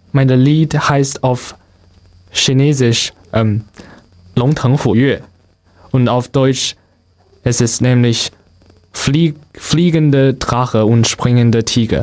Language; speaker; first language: German; non-native, learner; Chinese